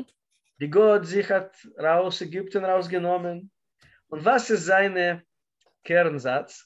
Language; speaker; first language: German; non-native, learner; Russian